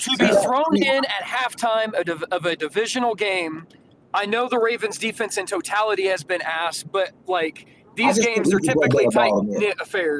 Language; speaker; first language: English; native; English